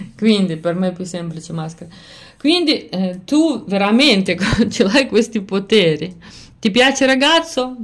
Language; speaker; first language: Italian; non-native, fluent; Lithuanian